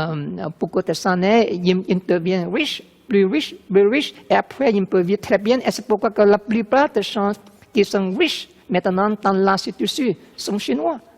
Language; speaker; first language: French; non-native, fluent; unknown